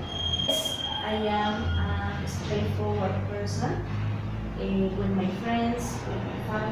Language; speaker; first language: English; non-native, learner; Spanish